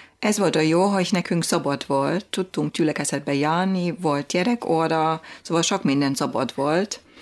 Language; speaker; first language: Hungarian; non-native, fluent; German